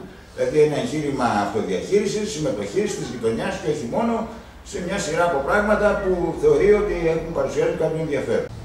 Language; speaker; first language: Greek; native; Greek